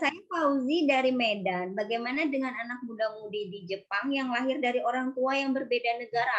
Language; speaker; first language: Indonesian; native; Indonesian